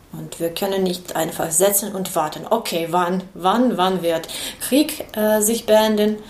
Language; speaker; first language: German; non-native, learner; Ukrainian